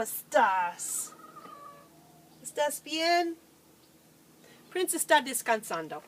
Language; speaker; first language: Spanish; non-native, learner; English